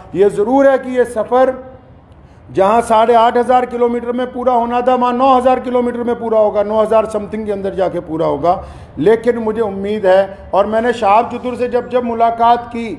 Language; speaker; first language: Hindi; native; Hindi